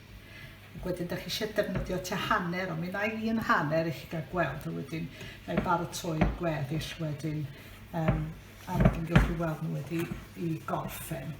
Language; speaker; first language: Welsh; native; Welsh